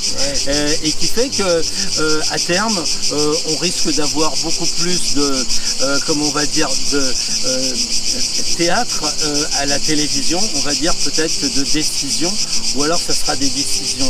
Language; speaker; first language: French; native; French